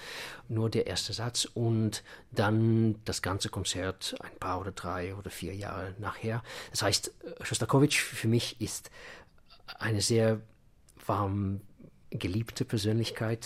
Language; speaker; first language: German; non-native, fluent; Russian